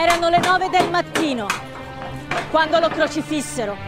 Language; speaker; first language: Italian; native; Italian